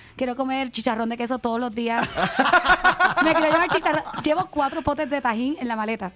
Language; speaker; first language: Spanish; native; Spanish